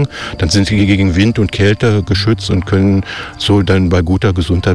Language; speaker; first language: German; native; German